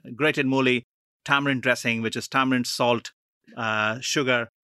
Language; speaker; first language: English; non-native, local second language; Punjabi